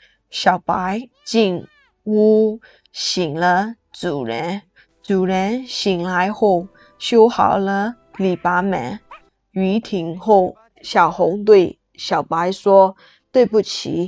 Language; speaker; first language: Chinese; non-native, fluent; Burmese